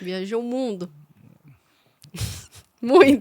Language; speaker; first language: Portuguese; native; Portuguese